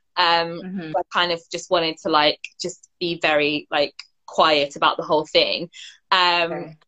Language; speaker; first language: English; native; English